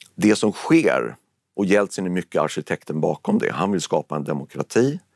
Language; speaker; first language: Swedish; native; Swedish